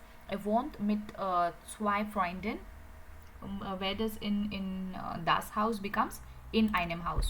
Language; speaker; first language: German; non-native, fluent; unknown